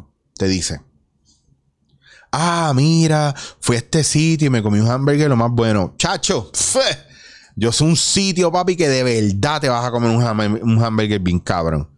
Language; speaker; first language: Spanish; native; Spanish